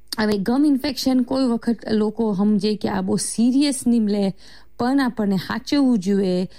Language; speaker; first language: Gujarati; early bilingual, heritage; Gujarati